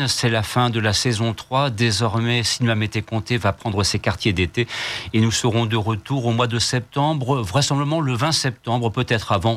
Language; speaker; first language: French; native; French